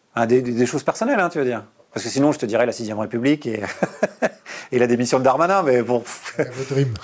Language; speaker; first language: French; native; French